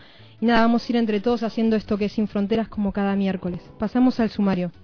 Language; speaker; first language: Spanish; native; Spanish